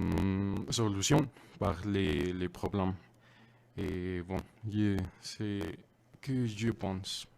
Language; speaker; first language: French; non-native, learner; Spanish